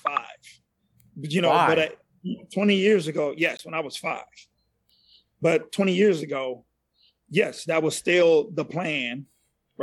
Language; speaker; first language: English; non-native, fluent; Spanish